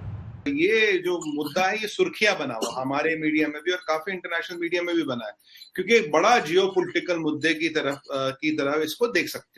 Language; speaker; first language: Hindi; native; Hindi